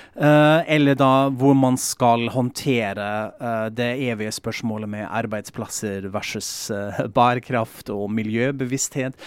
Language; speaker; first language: Norwegian; non-native, fluent; German